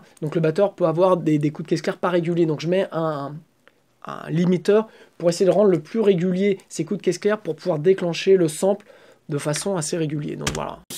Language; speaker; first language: French; native; French